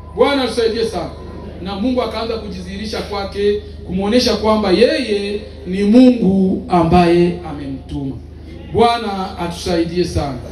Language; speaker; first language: Swahili; native; Swahili